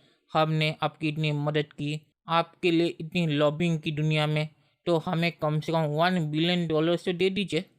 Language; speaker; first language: Hindi; native; Hindi